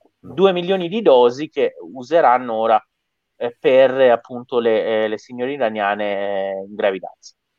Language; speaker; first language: Italian; non-native, fluent; Persian